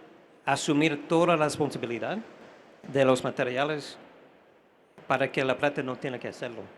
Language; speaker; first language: Spanish; non-native, fluent; English